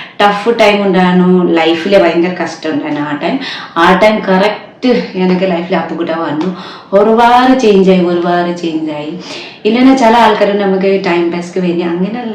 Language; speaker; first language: Malayalam; non-native, learner; Nepali